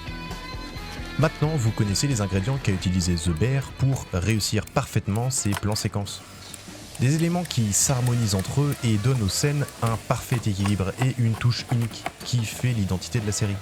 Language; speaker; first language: French; native; French